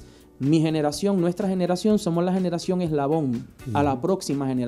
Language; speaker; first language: Spanish; native; Spanish